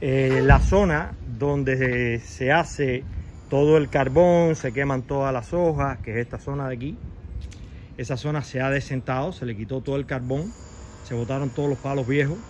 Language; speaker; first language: Spanish; native; Spanish